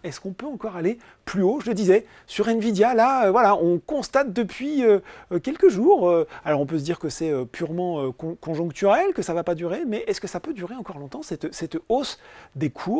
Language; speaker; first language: French; native; French